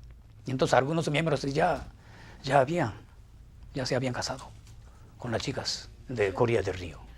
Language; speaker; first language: Spanish; non-native, fluent; Japanese